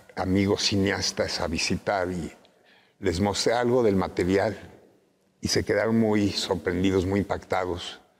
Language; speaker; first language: Spanish; native; Spanish